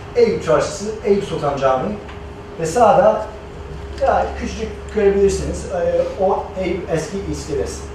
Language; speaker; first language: Turkish; non-native, fluent; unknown